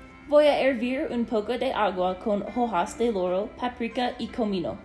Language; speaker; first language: Spanish; non-native, learner; English